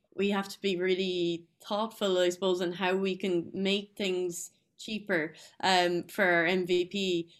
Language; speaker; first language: English; native; English